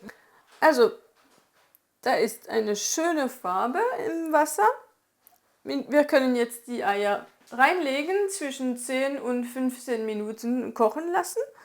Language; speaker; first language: German; non-native, fluent; French